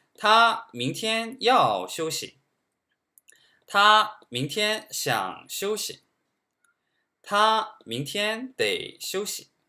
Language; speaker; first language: Chinese; non-native, fluent; Korean